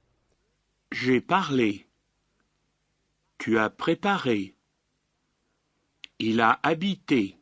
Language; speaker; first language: French; native; French